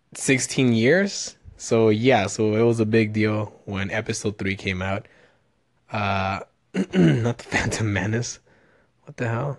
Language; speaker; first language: English; early bilingual, other home language; Spanish